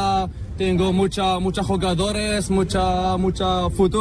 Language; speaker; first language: Spanish; non-native, learner; Arabic